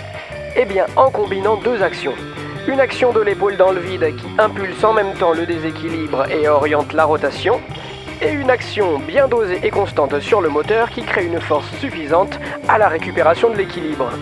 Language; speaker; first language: French; native; French